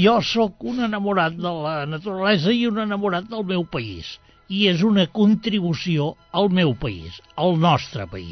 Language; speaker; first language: Catalan; native; Catalan